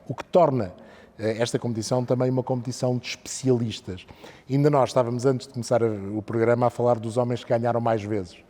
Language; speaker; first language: Portuguese; native; Portuguese